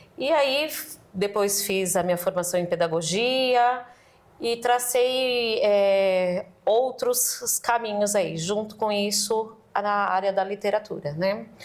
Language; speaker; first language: Portuguese; native; Portuguese